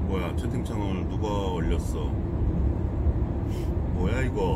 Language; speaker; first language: Korean; native; Korean